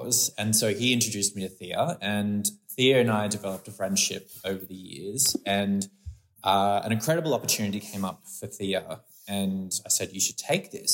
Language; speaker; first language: English; native; English